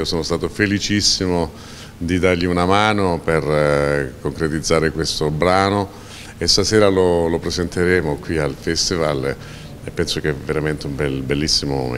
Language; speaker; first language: Italian; native; Italian